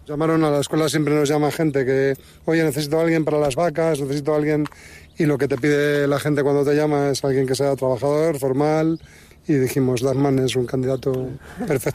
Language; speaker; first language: Spanish; native; Spanish